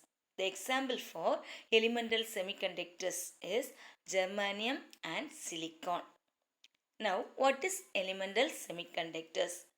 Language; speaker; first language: English; non-native, local second language; Tamil